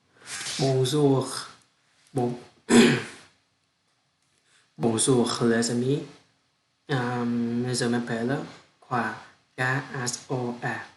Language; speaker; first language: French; non-native, learner; Vietnamese